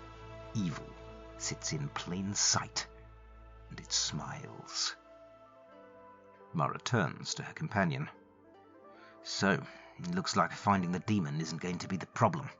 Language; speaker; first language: English; native; English